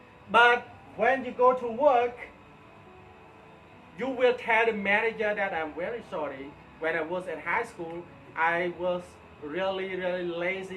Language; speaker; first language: English; non-native, fluent; Khmer